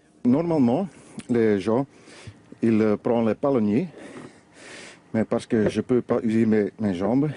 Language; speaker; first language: French; non-native, learner; Dutch